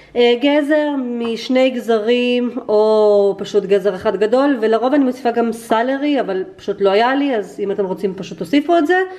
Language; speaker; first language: Hebrew; early bilingual, other home language; Russian